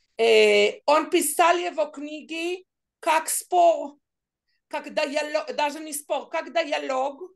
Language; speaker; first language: Russian; non-native, learner; Hebrew